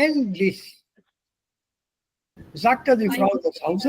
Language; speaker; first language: German; non-native, fluent; Hindi